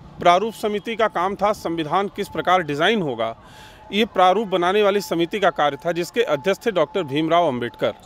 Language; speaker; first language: Hindi; native; Hindi